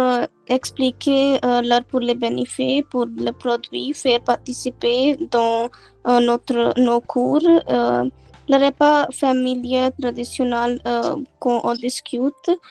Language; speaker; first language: French; non-native, learner; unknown